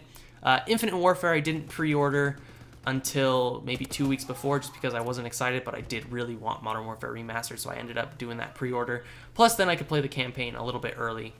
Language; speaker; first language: English; native; English